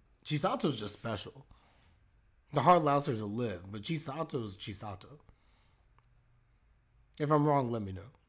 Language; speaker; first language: English; native; English